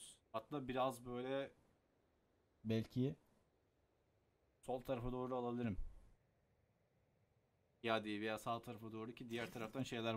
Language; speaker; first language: Turkish; native; Turkish